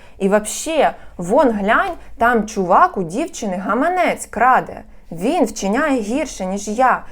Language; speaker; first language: Ukrainian; non-native, local second language; Russian